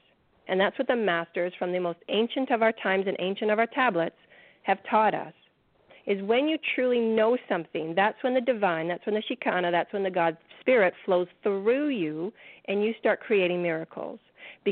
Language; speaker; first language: English; native; English